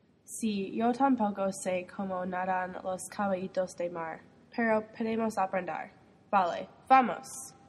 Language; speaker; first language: Spanish; non-native, learner; English